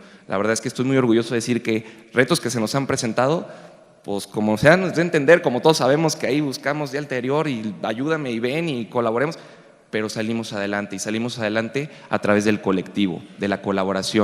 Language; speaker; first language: Spanish; native; Spanish